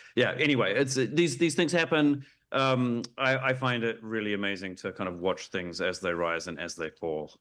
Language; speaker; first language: English; native; English